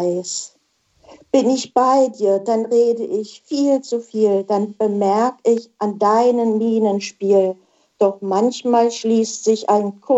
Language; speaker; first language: German; native; German